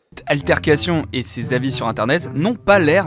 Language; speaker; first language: French; native; French